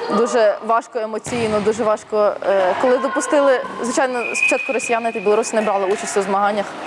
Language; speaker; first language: Ukrainian; native; Ukrainian